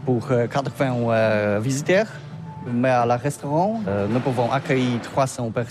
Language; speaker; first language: French; non-native, learner; Polish